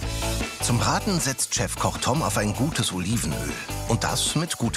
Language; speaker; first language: German; native; German